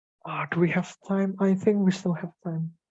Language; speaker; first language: English; non-native, fluent; Indonesian